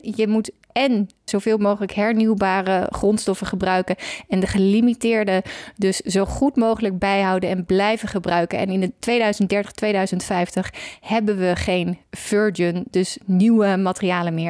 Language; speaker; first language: Dutch; native; Dutch